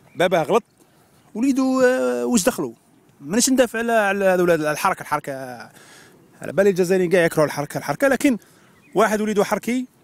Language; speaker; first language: Arabic; native; Arabic